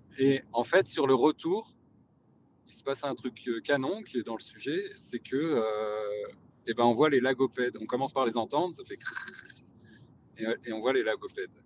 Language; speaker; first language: French; native; French